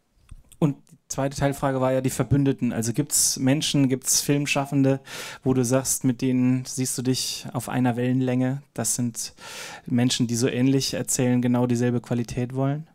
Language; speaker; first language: German; native; German